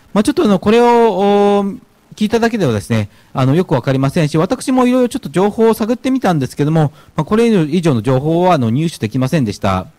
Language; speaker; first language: Japanese; native; Japanese